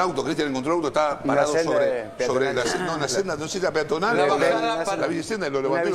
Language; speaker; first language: Spanish; native; Spanish